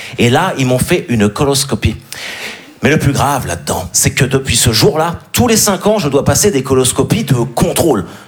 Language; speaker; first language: French; native; French